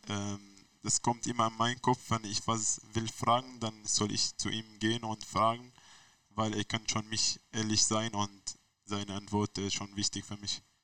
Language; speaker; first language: German; non-native, learner; Arabic